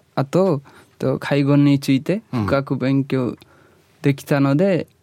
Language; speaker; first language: Japanese; non-native, learner; Nepali